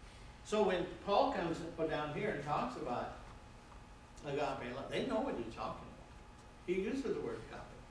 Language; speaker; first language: English; native; English